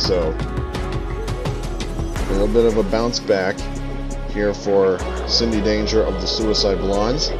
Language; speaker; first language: English; native; English